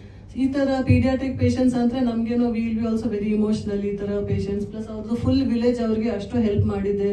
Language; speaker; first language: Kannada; non-native, fluent; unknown